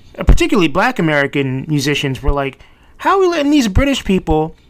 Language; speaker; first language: English; native; English